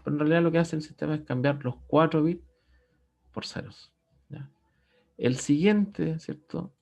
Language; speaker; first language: Spanish; native; Spanish